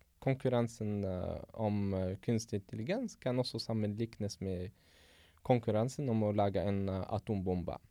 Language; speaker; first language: Norwegian; non-native, fluent; Arabic